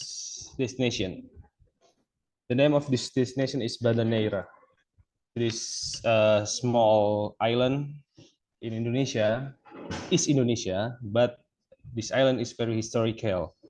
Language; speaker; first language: English; non-native, local second language; Indonesian